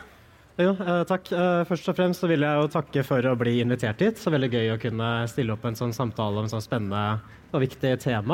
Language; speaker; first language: Norwegian; native; Norwegian